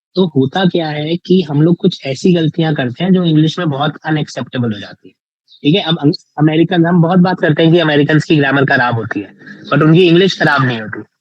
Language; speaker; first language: Hindi; native; Hindi